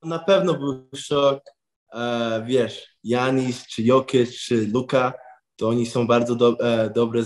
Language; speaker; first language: Polish; early bilingual, heritage; English